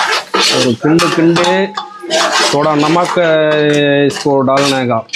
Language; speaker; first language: Hindi; non-native, local second language; Tamil